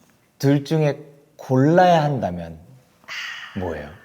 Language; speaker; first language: Korean; native; Korean